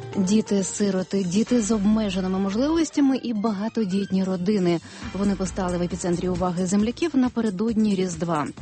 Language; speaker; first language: Ukrainian; native; Ukrainian